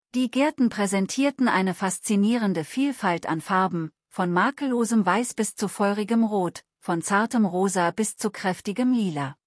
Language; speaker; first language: German; non-native, learner; Telugu